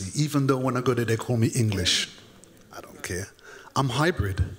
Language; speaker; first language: English; native; English